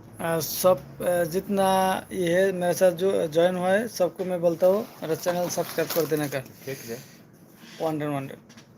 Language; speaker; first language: Hindi; non-native, learner; Bangla